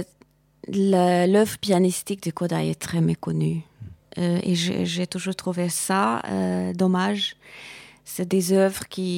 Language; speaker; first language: French; non-native, fluent; Hungarian